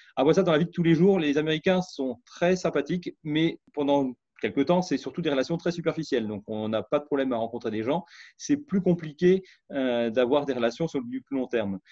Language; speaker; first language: French; native; French